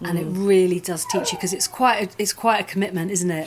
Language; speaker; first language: English; native; English